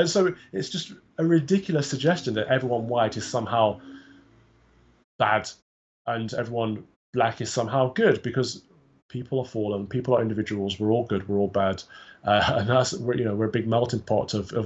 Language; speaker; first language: English; native; English